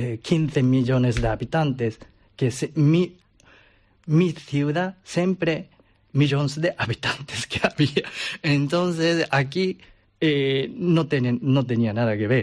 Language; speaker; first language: Spanish; non-native, learner; Japanese